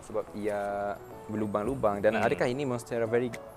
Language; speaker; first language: Malay; native; Malay